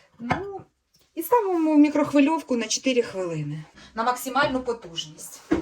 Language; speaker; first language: Ukrainian; native; Ukrainian